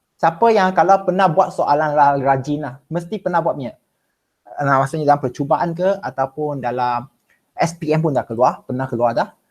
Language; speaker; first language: Malay; non-native, local second language; Chinese